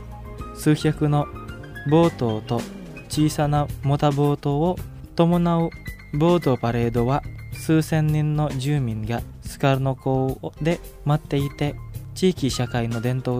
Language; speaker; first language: Japanese; non-native, fluent; Indonesian